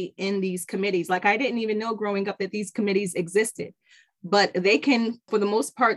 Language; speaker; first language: English; native; English